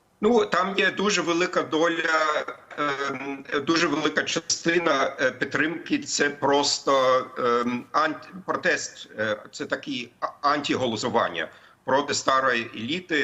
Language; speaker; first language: Ukrainian; non-native, fluent; German